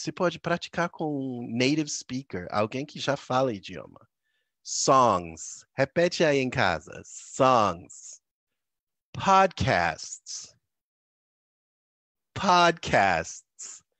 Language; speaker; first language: Portuguese; non-native, fluent; English